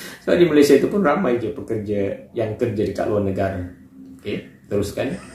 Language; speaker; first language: Malay; native; Malay